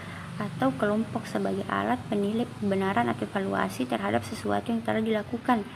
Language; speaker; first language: Indonesian; native; Indonesian